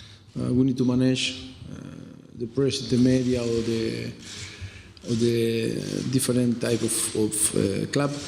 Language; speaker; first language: English; non-native, fluent; Spanish